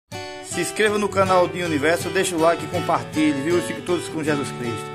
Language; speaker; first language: Portuguese; native; Portuguese